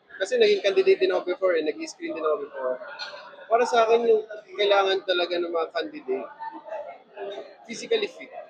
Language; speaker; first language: Filipino; native; Filipino